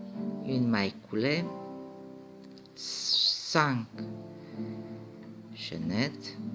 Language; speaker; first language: French; non-native, fluent; Greek